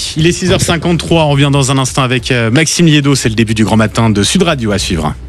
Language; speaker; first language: French; native; French